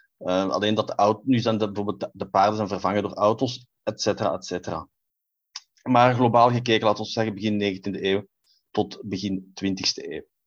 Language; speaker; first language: Dutch; native; Dutch